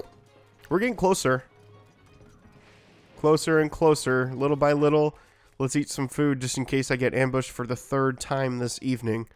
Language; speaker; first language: English; native; English